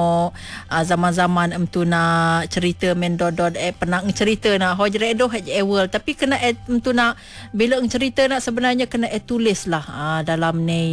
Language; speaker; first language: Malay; non-native, local second language; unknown